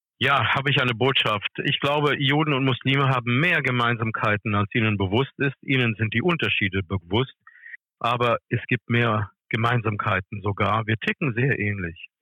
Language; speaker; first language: German; early bilingual, other home language; English